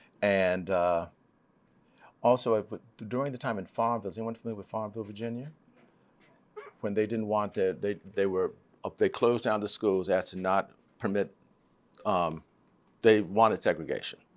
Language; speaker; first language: English; native; English